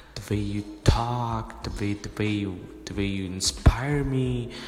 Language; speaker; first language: English; non-native, local second language; Urdu